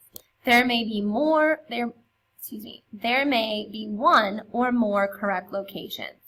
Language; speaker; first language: English; native; English